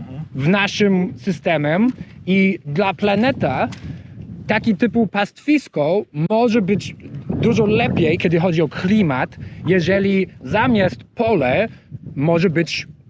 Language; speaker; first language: Polish; non-native, learner; English